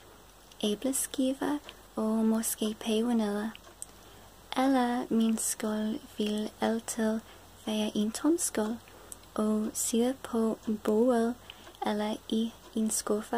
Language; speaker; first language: Danish; non-native, learner; English